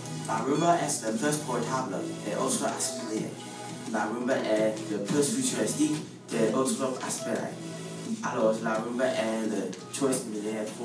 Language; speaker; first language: French; non-native, learner; English